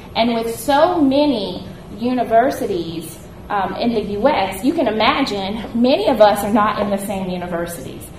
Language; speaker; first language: English; native; English